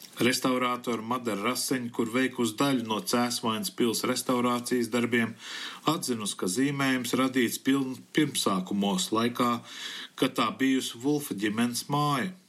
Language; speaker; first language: Latvian; early bilingual, heritage; Latvian